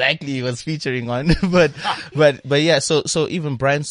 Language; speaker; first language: English; non-native, local second language; Shona